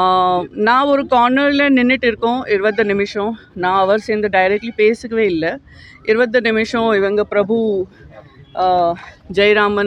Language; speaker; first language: Tamil; non-native, local second language; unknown